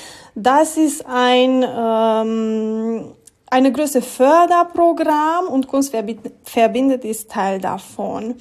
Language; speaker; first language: German; non-native, learner; Romanian